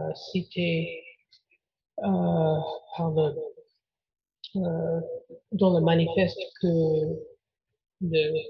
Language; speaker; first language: French; non-native, learner; English